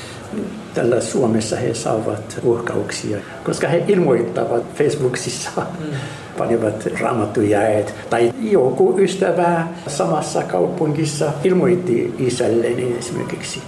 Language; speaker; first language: Finnish; non-native, fluent; Arabic